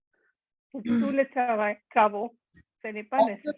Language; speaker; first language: French; non-native, learner; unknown